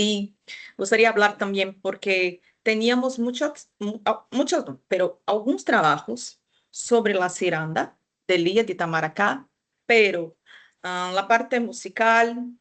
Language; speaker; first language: Spanish; non-native, fluent; Portuguese